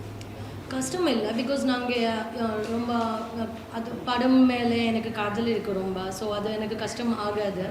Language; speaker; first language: Tamil; non-native, learner; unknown